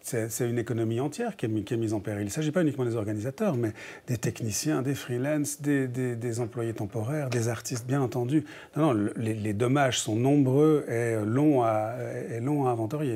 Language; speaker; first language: French; native; French